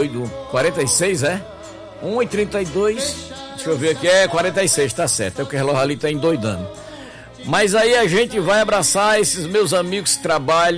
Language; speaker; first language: Portuguese; native; Portuguese